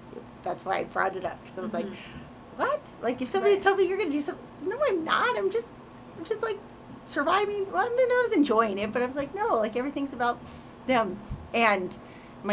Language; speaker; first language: English; native; English